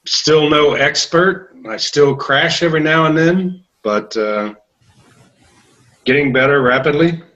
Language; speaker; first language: English; native; English